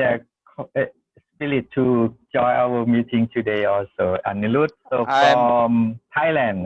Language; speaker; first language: English; non-native, learner; Thai